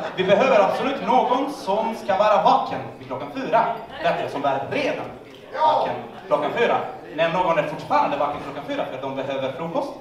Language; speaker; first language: Swedish; non-native, fluent; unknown